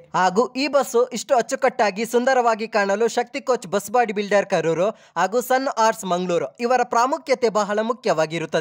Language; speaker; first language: Kannada; native; Kannada